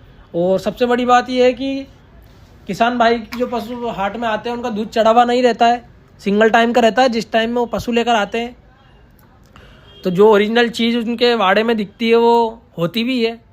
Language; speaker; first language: Hindi; native; Hindi